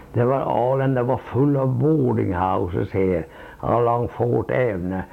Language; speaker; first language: English; non-native, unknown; Swedish